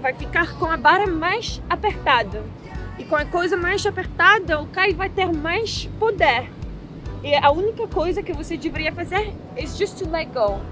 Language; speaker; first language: Portuguese; non-native, fluent; French